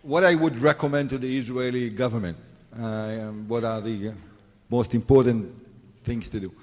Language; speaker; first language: English; non-native, fluent; Hebrew